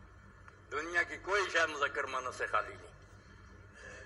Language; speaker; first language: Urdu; non-native, local second language; Punjabi